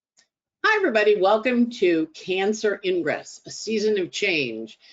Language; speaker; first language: English; native; English